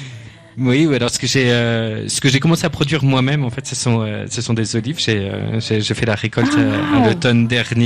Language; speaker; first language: French; native; French